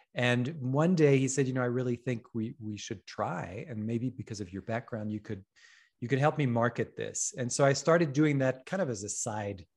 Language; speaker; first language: English; non-native, fluent; French